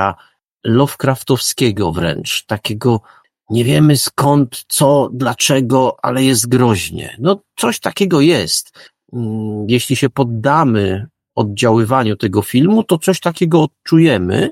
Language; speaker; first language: Polish; native; Polish